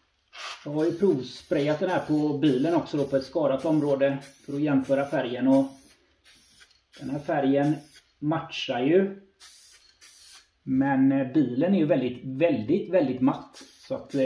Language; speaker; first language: Swedish; native; Swedish